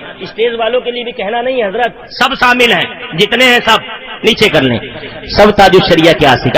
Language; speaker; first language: Urdu; native; Urdu